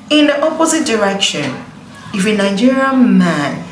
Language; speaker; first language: English; non-native, local second language; Igbo